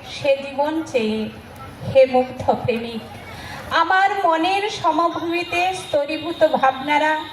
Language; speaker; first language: Bangla; non-native, local second language; Santali